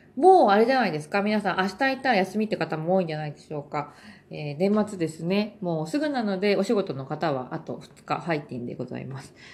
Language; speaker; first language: Japanese; native; Japanese